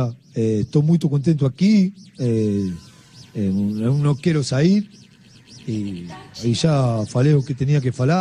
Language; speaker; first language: Portuguese; non-native, learner; Spanish